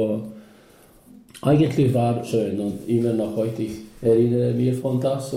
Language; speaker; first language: German; non-native, learner; Albanian